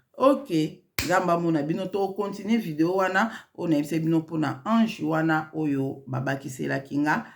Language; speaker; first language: Lingala; native; Lingala